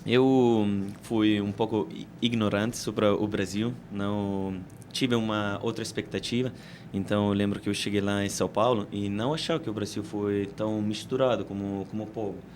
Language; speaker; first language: Portuguese; non-native, fluent; Italian